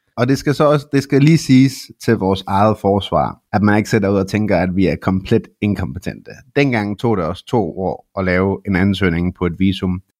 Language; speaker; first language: Danish; early bilingual, other home language; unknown